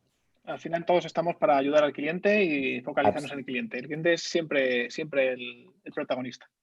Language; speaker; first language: Spanish; native; Spanish